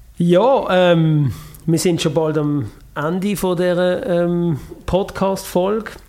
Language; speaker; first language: German; native; German